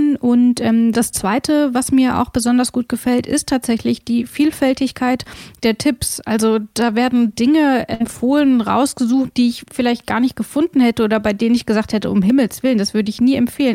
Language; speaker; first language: German; native; German